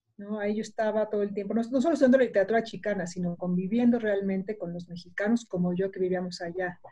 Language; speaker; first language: Spanish; native; Spanish